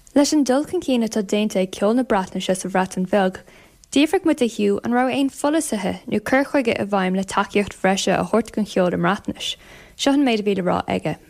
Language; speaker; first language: Irish; native; Irish